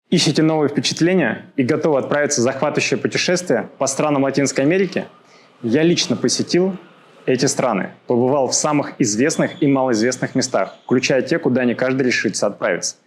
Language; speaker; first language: Russian; native; Russian